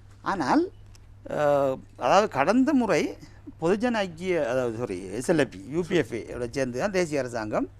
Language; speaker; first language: Tamil; native; Tamil